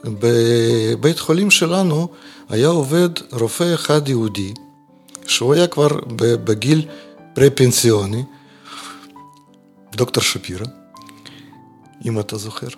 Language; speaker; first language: Hebrew; non-native, fluent; Russian